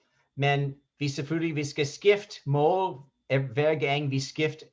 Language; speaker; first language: Danish; non-native, fluent; English